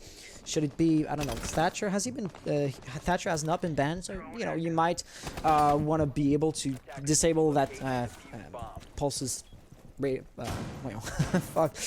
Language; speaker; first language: English; non-native, local second language; French